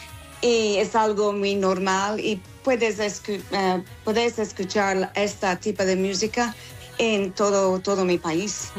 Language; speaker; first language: Spanish; non-native, learner; English